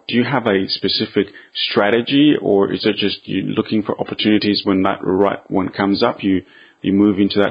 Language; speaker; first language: English; non-native, local second language; Bemba